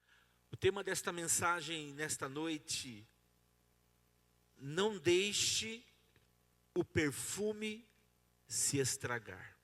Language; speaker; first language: Portuguese; native; Portuguese